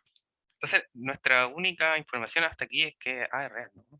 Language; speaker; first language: Spanish; native; Spanish